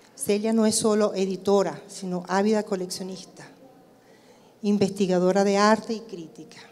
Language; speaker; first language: Spanish; native; Spanish